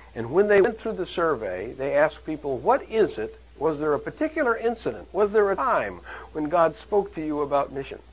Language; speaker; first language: English; native; English